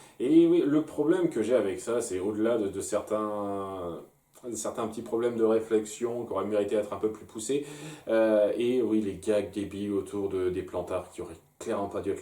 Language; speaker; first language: French; native; French